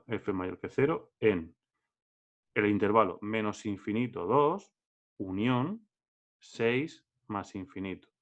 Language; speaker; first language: Spanish; native; Spanish